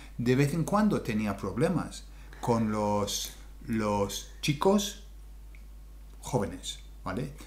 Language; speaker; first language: Spanish; non-native, fluent; English